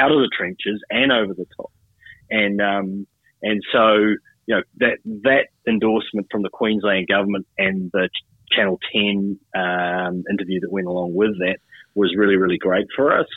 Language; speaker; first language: English; native; English